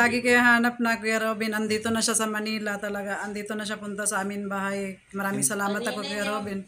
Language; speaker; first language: Filipino; non-native, learner; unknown